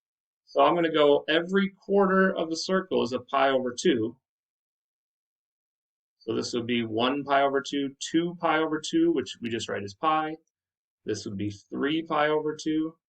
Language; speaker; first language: English; native; English